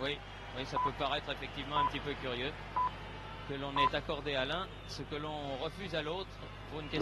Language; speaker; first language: French; native; French